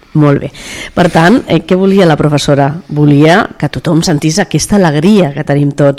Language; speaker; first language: Catalan; native; Catalan